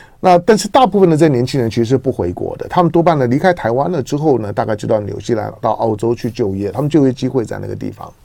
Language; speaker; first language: Chinese; native; Chinese